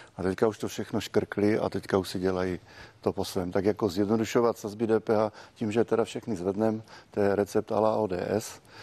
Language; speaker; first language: Czech; native; Czech